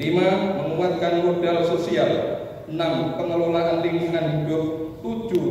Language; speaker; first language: Indonesian; native; Indonesian